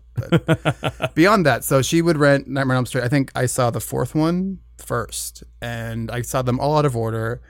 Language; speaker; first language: English; native; English